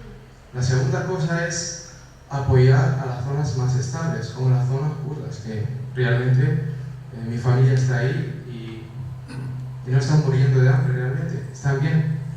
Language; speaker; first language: Spanish; non-native, fluent; Kurdish